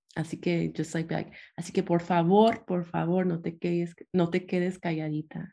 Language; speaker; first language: Spanish; early bilingual, heritage; Spanish